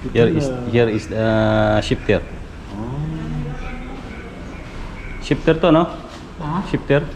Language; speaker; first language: English; non-native, learner; Filipino